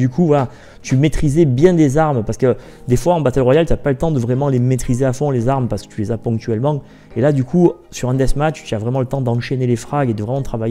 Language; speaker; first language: French; native; French